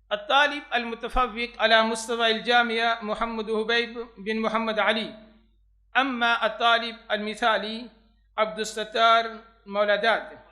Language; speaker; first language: Arabic; non-native, fluent; Urdu